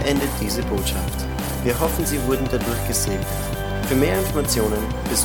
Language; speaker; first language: German; native; German